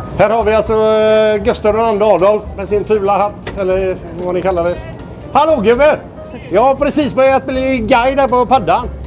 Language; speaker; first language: Swedish; native; Swedish